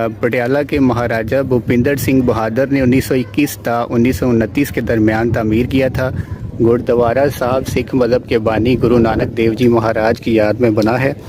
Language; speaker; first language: Urdu; non-native, local second language; Punjabi